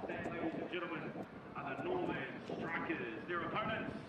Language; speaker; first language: English; native; English